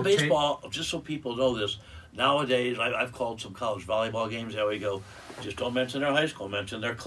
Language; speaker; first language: English; native; English